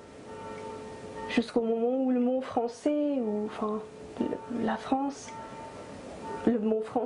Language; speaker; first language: French; non-native, fluent; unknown